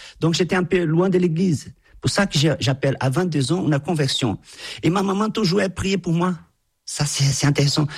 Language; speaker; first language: French; non-native, fluent; Portuguese